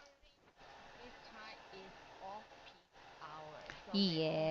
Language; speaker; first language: English; non-native, learner; Chinese